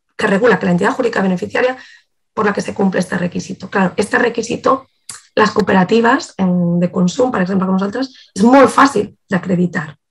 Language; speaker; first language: Spanish; native; Spanish